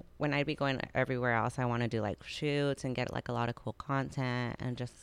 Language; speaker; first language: English; native; English